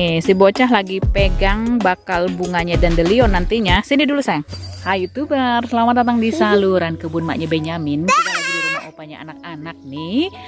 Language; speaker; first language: Indonesian; native; Indonesian